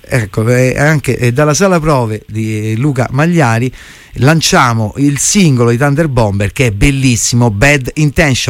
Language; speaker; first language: Italian; native; Italian